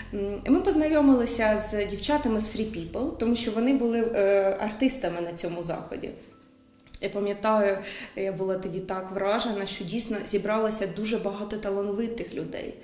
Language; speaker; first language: Ukrainian; native; Ukrainian